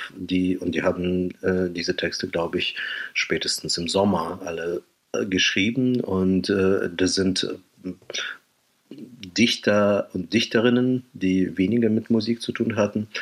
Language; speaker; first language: German; non-native, fluent; Ukrainian